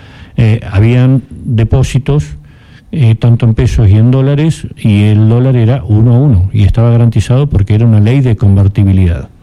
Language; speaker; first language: Spanish; native; Spanish